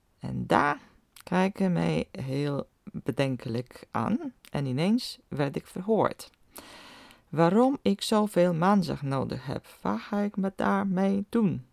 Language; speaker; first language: Dutch; non-native, fluent; Polish